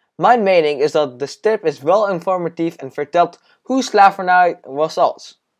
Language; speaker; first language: Dutch; non-native, learner; English